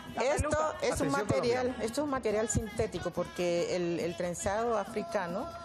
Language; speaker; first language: Spanish; native; Spanish